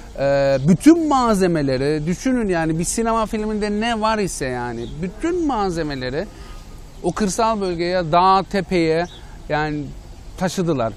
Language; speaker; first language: Turkish; early bilingual, heritage; Turkish